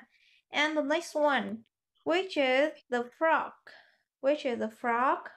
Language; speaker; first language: English; non-native, fluent; Vietnamese